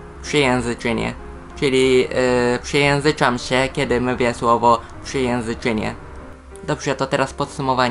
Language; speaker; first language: Polish; non-native, fluent; Japanese